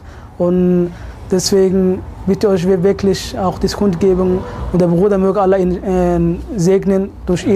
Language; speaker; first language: German; early bilingual, other home language; Somali